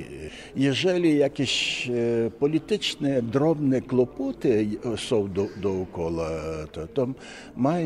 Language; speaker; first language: Polish; non-native, learner; Ukrainian